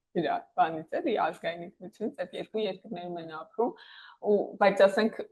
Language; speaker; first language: Armenian; native; Armenian